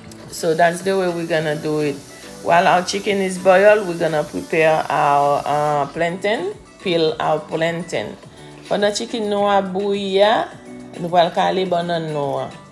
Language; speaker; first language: English; non-native, fluent; Haitian Creole